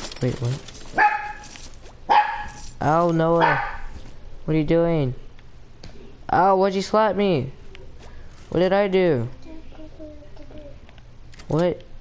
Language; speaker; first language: English; native; English